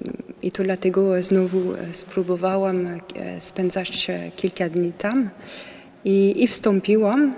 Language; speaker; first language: Polish; non-native, learner; French